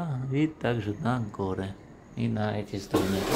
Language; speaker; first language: Russian; non-native, fluent; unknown